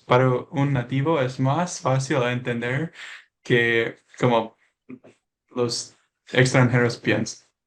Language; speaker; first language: Spanish; non-native, learner; English